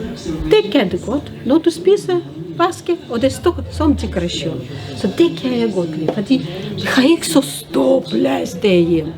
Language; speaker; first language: Danish; non-native, learner; Russian